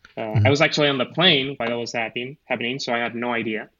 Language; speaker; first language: English; non-native, fluent; Spanish